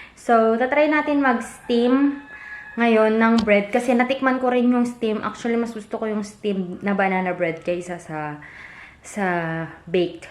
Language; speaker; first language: Filipino; non-native, local second language; Iloko